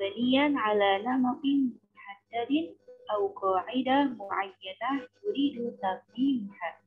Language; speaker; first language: Arabic; non-native, learner; Indonesian